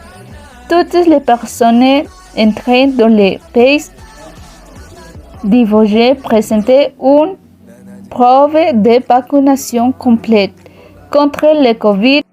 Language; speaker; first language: French; non-native, learner; Spanish